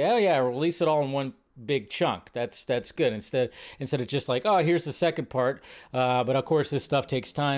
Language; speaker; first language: English; native; English